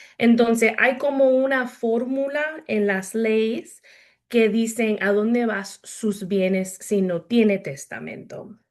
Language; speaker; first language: Spanish; early bilingual, heritage; Spanish